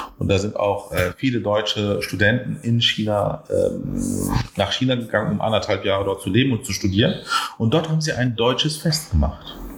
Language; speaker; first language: German; early bilingual, other home language; Turkish